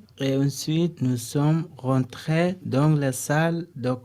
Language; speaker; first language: French; non-native, learner; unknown